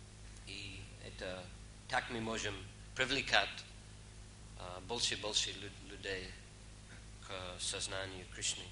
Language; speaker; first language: Russian; non-native, fluent; English